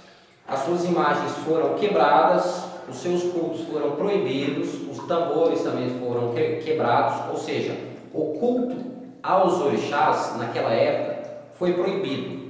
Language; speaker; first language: Portuguese; native; Portuguese